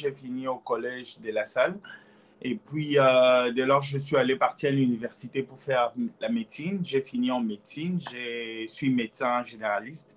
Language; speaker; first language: French; non-native, local second language; Lingala